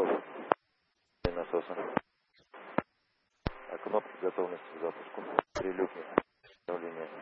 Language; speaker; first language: Russian; native; Russian